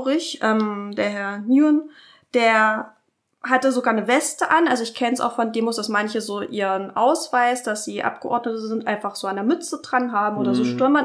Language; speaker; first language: German; native; German